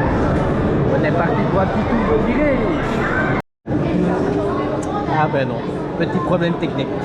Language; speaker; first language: French; native; French